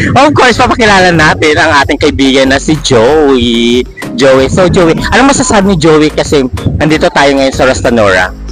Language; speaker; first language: Filipino; non-native, local second language; Hiligaynon